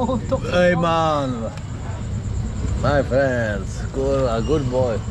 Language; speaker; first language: English; non-native, learner; Czech